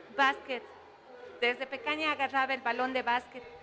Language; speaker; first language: Spanish; native; Spanish